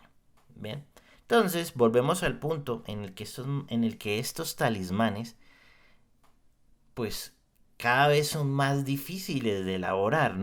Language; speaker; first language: Spanish; native; Spanish